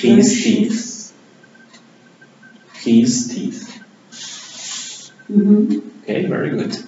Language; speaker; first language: English; non-native, fluent; Portuguese